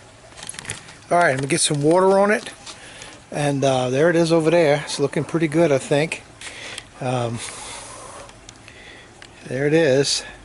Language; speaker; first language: English; native; English